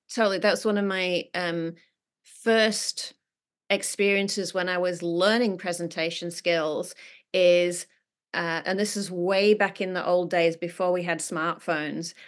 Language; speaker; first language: English; native; English